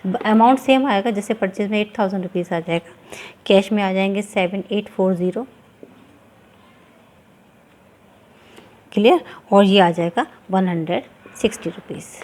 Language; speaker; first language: Hindi; native; Hindi